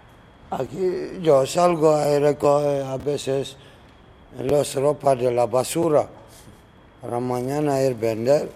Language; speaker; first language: Spanish; non-native, learner; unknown